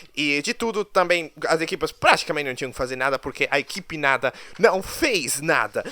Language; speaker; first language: Portuguese; early bilingual, other home language; English